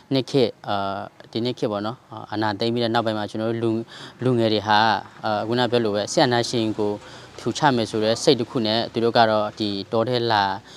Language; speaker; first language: Burmese; non-native, local second language; S'gaw Karen